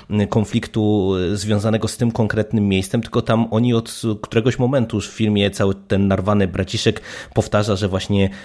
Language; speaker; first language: Polish; native; Polish